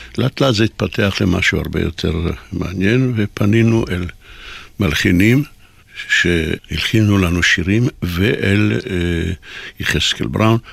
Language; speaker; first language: Hebrew; non-native, fluent; Polish